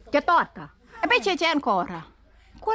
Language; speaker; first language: Italian; non-native, learner; Thai